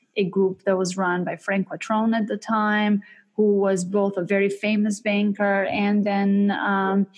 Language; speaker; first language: English; early bilingual, other home language; Albanian